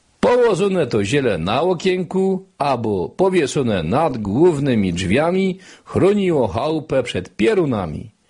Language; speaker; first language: Polish; native; Polish